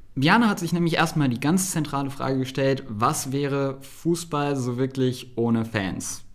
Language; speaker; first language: German; native; German